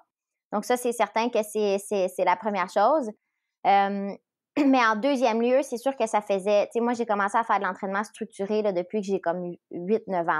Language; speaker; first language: French; native; French